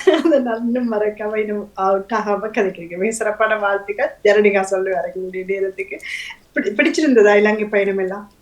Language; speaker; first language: Tamil; native; Tamil